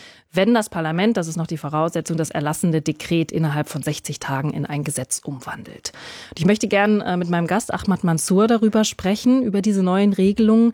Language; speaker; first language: German; native; German